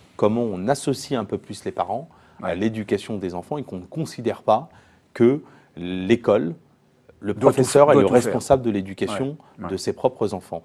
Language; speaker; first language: French; native; French